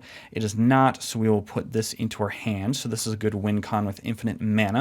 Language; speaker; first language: English; native; English